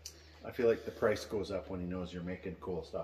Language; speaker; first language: English; native; English